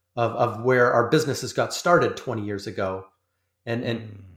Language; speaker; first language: English; native; English